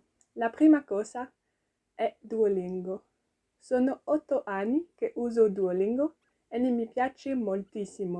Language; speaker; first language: Italian; non-native, learner; French